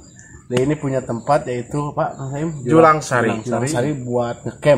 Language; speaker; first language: Indonesian; non-native, local second language; Sundanese